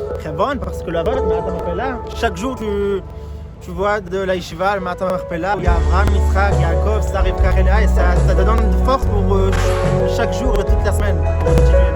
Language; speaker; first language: French; early bilingual, heritage; French